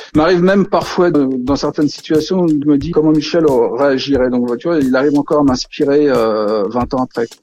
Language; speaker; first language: French; native; French